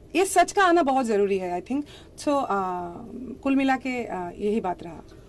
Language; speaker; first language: Hindi; non-native, local second language; Assamese